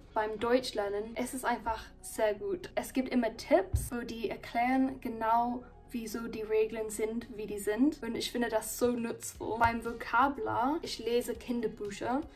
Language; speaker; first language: German; non-native, fluent; English